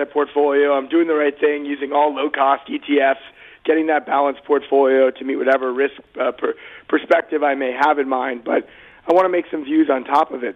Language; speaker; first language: English; native; English